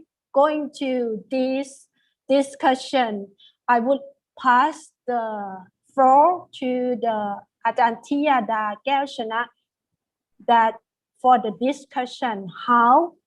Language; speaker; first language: English; non-native, fluent; Thai